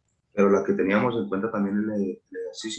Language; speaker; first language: Spanish; native; Spanish